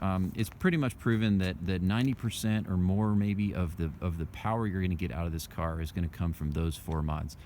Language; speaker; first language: English; native; English